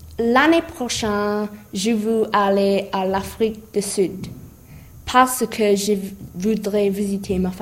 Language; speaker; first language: French; non-native, learner; English